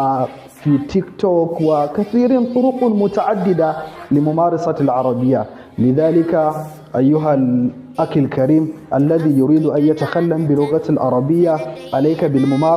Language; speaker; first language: Arabic; non-native, fluent; Hausa